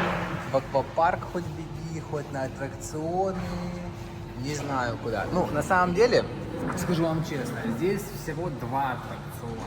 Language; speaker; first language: Russian; native; Russian